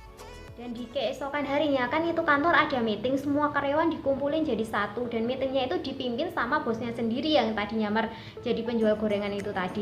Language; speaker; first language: Indonesian; native; Indonesian